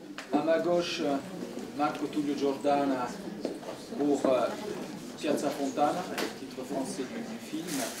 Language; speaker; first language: French; native; French